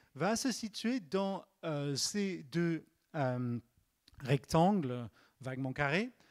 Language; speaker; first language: French; native; French